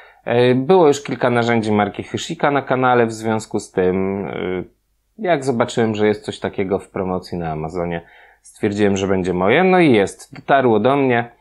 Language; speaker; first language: Polish; native; Polish